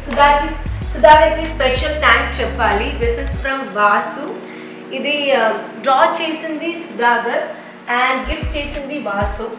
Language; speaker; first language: Telugu; non-native, learner; Malayalam